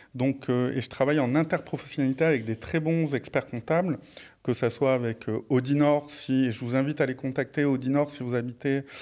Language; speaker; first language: French; native; French